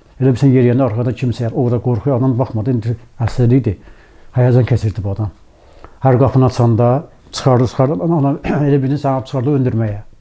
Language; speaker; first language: Azerbaijani; native; Azerbaijani